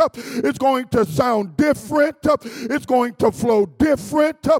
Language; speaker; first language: English; native; English